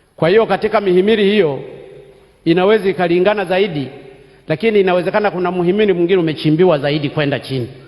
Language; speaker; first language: Swahili; non-native, local second language; Sukuma